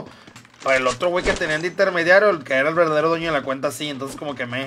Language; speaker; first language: Spanish; native; Spanish